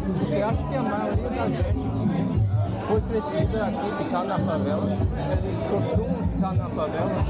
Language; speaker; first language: Portuguese; non-native, learner; English